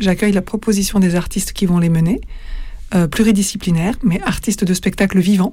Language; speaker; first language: French; native; French